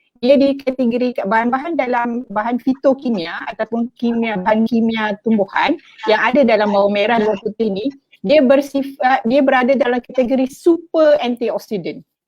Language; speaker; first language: Malay; native; Malay